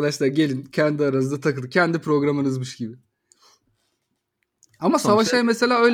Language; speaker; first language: Turkish; native; Turkish